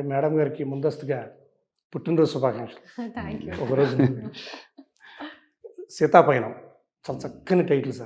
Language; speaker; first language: Telugu; native; Telugu